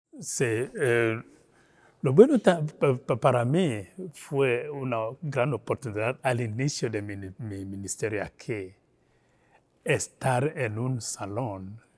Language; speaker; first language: Spanish; non-native, fluent; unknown